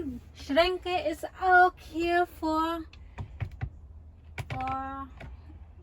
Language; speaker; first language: German; non-native, learner; Filipino